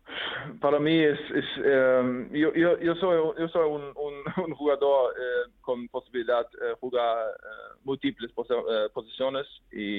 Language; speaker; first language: Spanish; non-native, learner; German